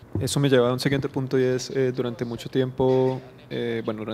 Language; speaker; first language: Spanish; native; Spanish